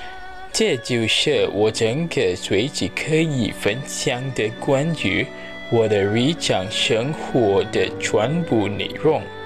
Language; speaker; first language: Chinese; non-native, learner; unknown